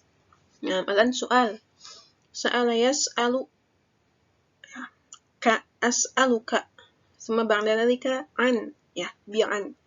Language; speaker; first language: Arabic; non-native, fluent; Indonesian